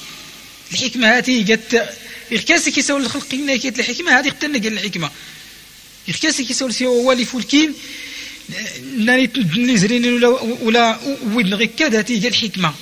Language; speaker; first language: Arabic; non-native, local second language; Tachelhit